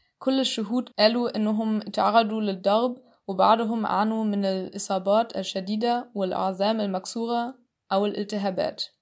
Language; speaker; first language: Arabic; non-native, fluent; German